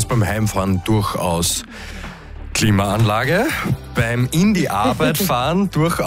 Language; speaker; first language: German; native; German